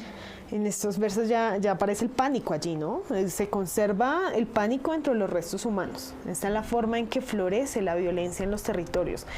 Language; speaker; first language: Spanish; native; Spanish